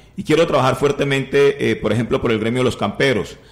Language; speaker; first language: Spanish; native; Spanish